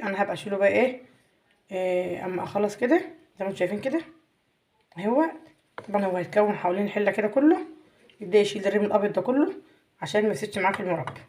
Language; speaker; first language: Arabic; native; Arabic